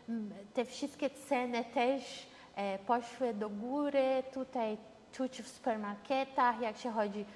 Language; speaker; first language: Polish; early bilingual, heritage; Portuguese